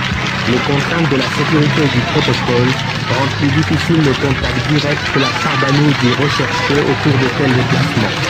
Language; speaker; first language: French; native; French